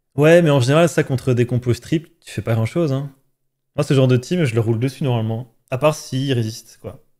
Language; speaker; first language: French; native; French